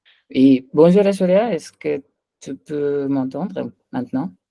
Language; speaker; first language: French; non-native, fluent; Hindi